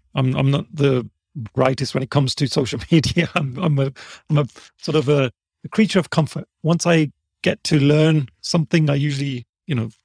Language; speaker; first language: English; native; English